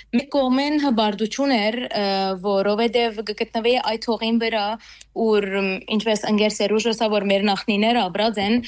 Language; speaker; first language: Armenian; early bilingual, heritage; Armenian